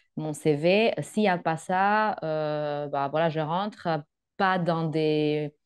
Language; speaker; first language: French; non-native, fluent; Greek